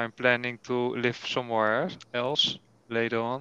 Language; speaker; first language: English; non-native, learner; Dutch